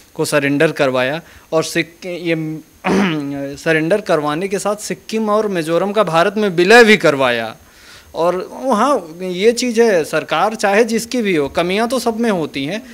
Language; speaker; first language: Hindi; native; Hindi